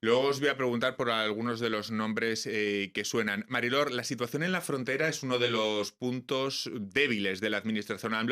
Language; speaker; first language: Spanish; native; Spanish